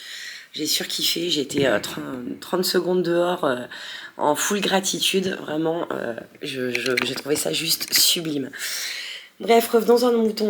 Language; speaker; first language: French; native; French